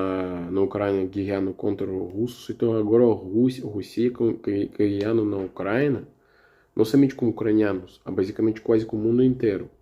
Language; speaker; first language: Portuguese; non-native, learner; Russian